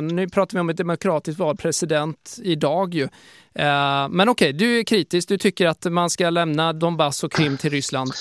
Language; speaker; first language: Swedish; native; Swedish